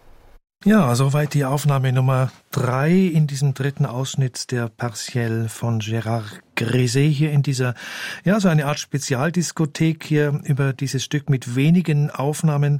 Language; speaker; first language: German; native; German